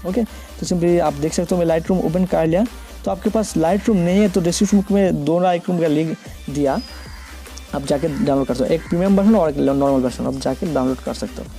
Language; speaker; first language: Hindi; non-native, local second language; Bangla